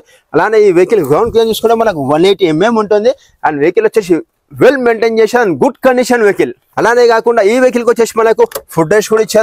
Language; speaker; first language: Telugu; native; Telugu